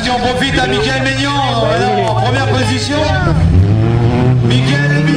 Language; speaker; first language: French; native; French